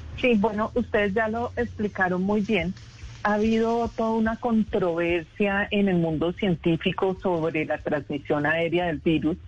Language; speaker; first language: Spanish; native; Spanish